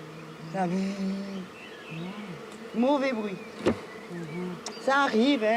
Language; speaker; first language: French; native; French